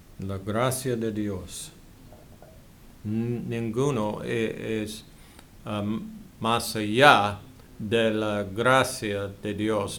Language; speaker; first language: Spanish; non-native, learner; English